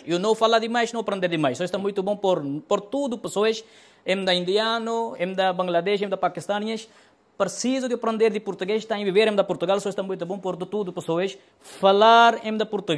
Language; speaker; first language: Portuguese; non-native, learner; Punjabi